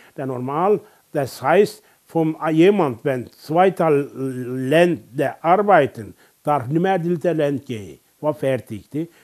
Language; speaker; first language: German; non-native, learner; Turkish